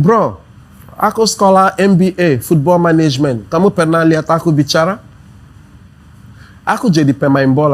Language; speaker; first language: Indonesian; non-native, fluent; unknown